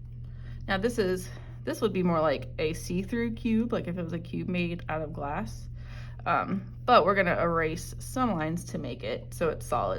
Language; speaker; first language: English; native; English